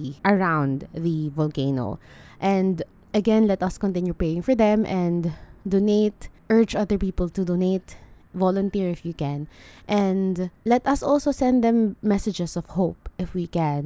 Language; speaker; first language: English; non-native, local second language; Filipino